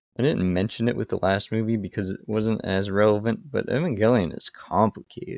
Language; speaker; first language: English; native; English